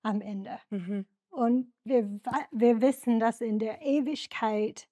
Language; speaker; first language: German; non-native, learner; English